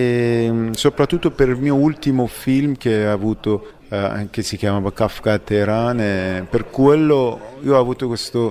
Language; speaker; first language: Italian; non-native, fluent; Persian